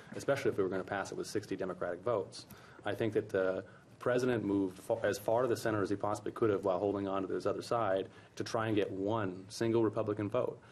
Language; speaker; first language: English; native; English